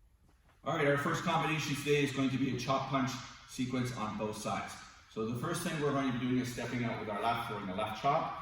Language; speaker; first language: English; native; English